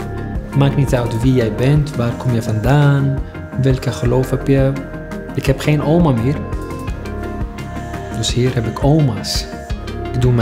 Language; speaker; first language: Dutch; non-native, fluent; Arabic